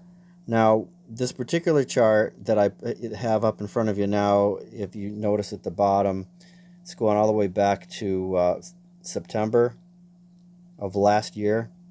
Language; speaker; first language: English; native; English